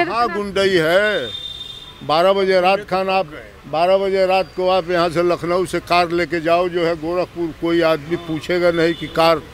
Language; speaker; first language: Hindi; native; Hindi